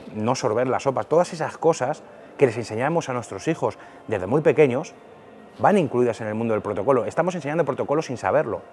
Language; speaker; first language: Spanish; native; Spanish